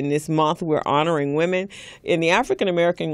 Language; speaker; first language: English; native; English